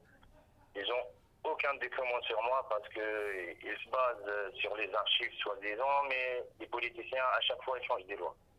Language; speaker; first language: French; non-native, local second language; Arabic